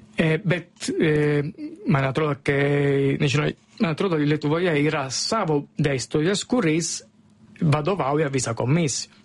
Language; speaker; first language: Lithuanian; non-native, fluent; Italian